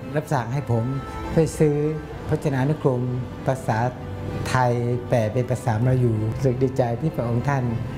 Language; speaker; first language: Thai; non-native, local second language; Malay